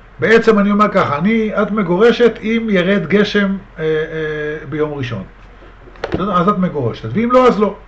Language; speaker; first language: Hebrew; native; Hebrew